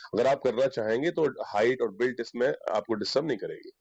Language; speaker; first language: Hindi; native; Hindi